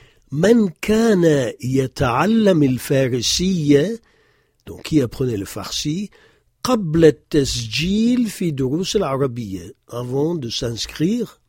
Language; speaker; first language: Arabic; non-native, fluent; French